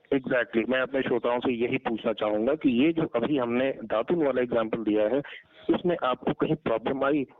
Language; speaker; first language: Hindi; native; Hindi